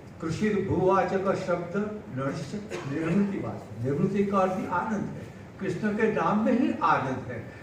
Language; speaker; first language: Hindi; non-native, local second language; Gujarati